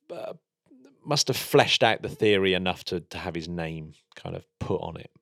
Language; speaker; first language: English; native; English